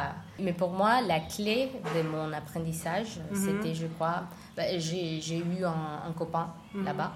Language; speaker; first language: French; non-native, learner; Spanish